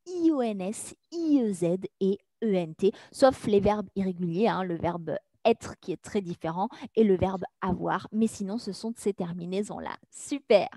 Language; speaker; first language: French; native; French